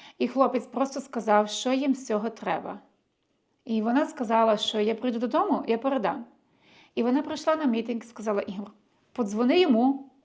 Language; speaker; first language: Ukrainian; early bilingual, heritage; Ukrainian